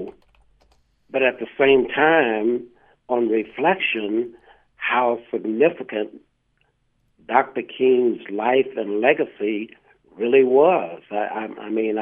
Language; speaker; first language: English; native; English